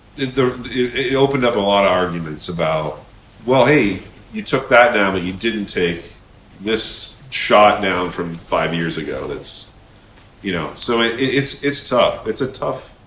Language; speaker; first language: English; native; English